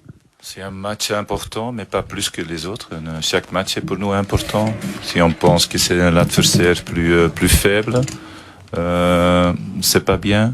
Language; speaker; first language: French; non-native, fluent; Dutch